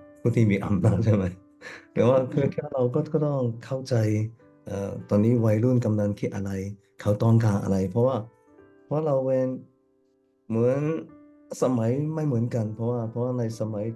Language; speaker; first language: Thai; non-native, fluent; Cantonese